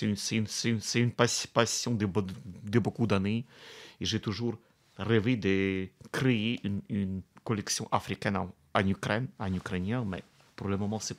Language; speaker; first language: French; non-native, fluent; Russian